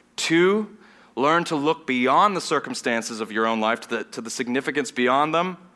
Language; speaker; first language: English; non-native, fluent; German